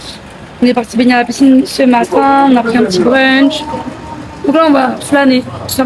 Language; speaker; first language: French; native; French